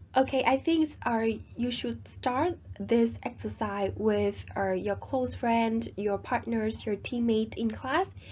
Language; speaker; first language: English; non-native, fluent; Vietnamese